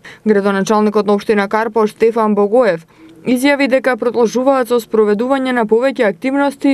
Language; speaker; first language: Macedonian; native; Macedonian